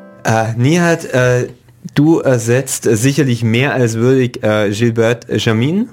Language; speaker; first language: German; native; German